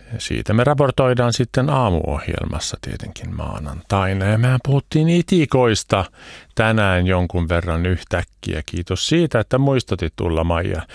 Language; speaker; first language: Finnish; early bilingual, heritage; Swedish